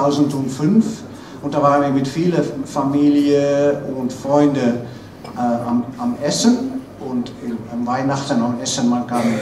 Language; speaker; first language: German; non-native, fluent; Dutch